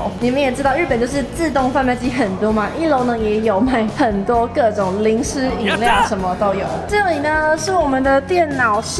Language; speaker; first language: Chinese; native; Chinese